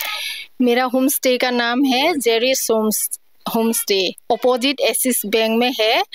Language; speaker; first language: Hindi; non-native, local second language; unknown